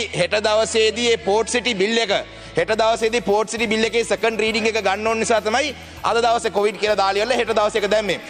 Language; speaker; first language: Sinhala; non-native, local second language; Tamil